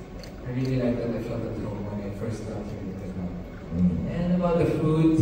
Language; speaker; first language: English; non-native, local second language; Filipino